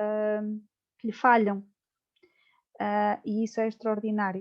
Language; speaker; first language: Portuguese; native; Portuguese